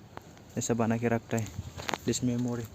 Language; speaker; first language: Hindi; non-native, local second language; Assamese